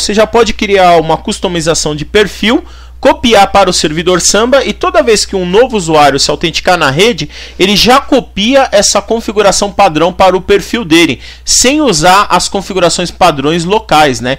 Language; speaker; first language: Portuguese; native; Portuguese